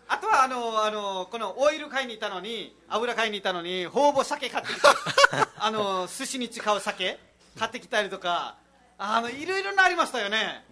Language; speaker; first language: Japanese; non-native, fluent; Nepali